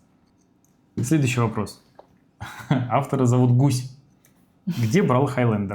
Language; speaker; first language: Russian; native; Russian